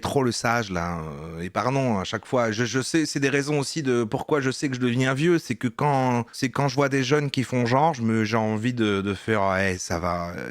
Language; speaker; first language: French; native; French